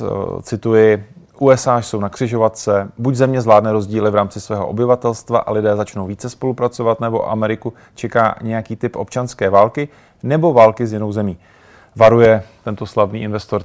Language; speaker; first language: Czech; native; Czech